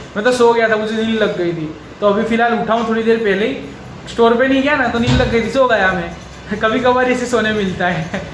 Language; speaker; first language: Hindi; non-native, local second language; Marathi